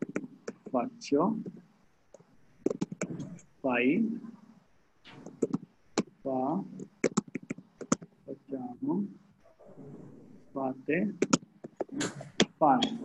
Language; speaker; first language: Italian; non-native, learner; Hindi